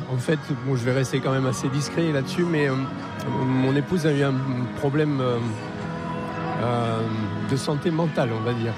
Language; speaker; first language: French; native; French